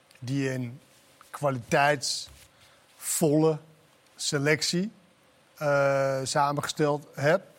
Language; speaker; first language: Dutch; non-native, fluent; Danish